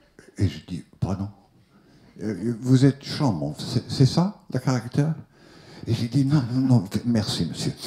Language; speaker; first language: French; non-native, learner; English